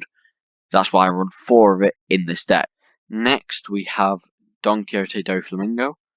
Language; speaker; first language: English; native; English